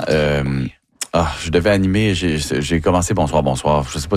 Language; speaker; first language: French; native; French